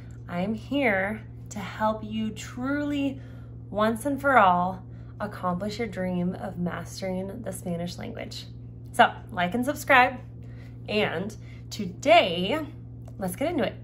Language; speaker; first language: English; native; English